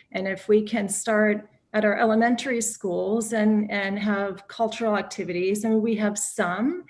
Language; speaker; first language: English; native; English